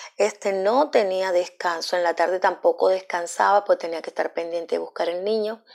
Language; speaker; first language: Spanish; native; Spanish